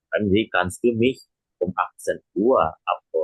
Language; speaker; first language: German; non-native, fluent; Indonesian